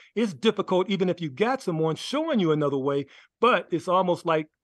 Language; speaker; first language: English; native; English